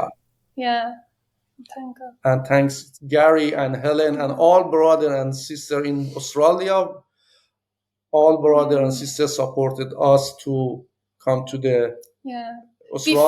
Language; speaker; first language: English; non-native, learner; Persian